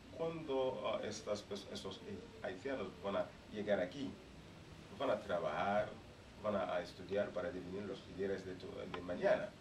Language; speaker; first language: Spanish; non-native, learner; Haitian Creole